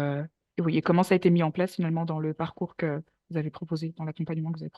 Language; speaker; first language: French; native; French